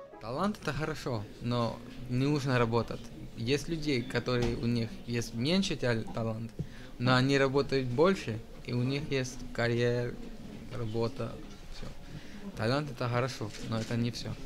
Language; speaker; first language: Russian; non-native, learner; French